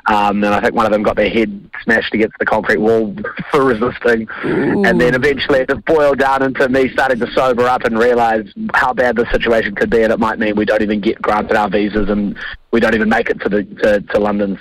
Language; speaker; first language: English; native; English